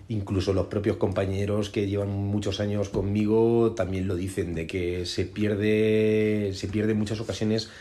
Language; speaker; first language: Spanish; native; Spanish